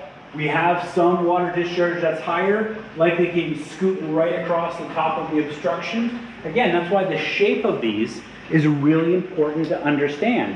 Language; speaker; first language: English; native; English